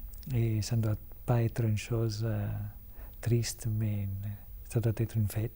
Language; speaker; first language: French; non-native, fluent; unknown